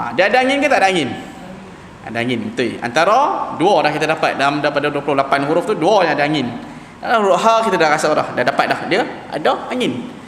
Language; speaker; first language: Malay; native; Malay